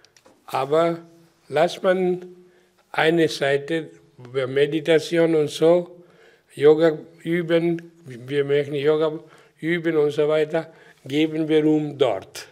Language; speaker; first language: German; non-native, learner; Hindi